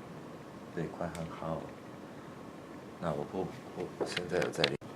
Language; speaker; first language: Chinese; non-native, fluent; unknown